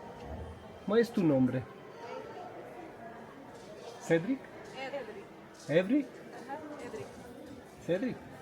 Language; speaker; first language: Spanish; non-native, learner; Portuguese